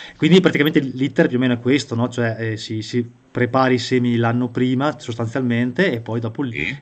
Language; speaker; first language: Italian; native; Italian